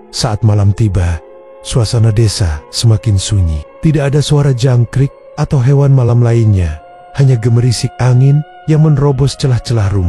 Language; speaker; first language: Indonesian; native; Indonesian